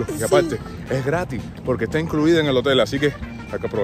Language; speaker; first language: Spanish; native; Spanish